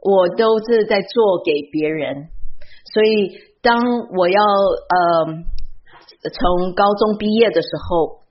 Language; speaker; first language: Chinese; early bilingual, heritage; Chinese